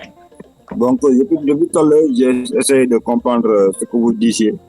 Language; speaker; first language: French; non-native, local second language; Wolof